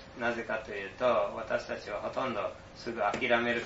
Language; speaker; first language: Japanese; non-native, fluent; English